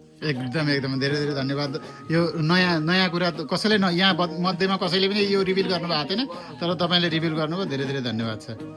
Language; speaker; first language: Nepali; native; Nepali